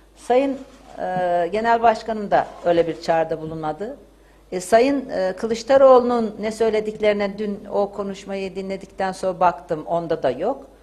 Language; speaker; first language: Turkish; native; Turkish